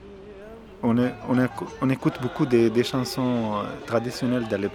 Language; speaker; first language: French; non-native, learner; Arabic